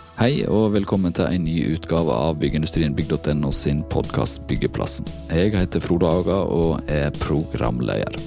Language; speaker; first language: Norwegian; native; Norwegian